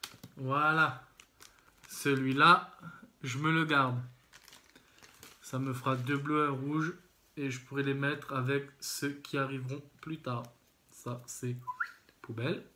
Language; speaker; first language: French; native; French